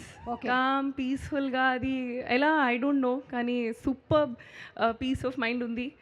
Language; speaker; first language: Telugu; non-native, learner; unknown